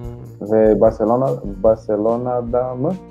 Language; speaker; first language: Turkish; non-native, learner; Portuguese